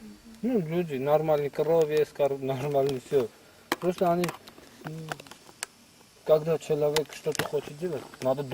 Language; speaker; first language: Russian; non-native, local second language; Armenian